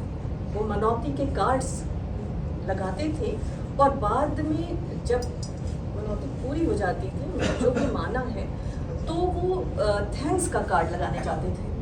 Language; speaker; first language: Hindi; native; Hindi